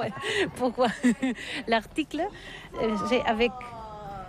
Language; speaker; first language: French; non-native, learner; Catalan